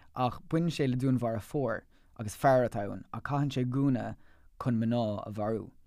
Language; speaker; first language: Irish; non-native, local second language; English